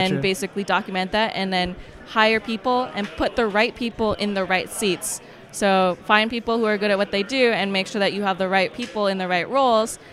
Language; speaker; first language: English; native; English